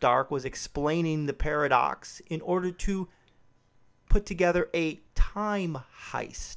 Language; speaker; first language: English; native; English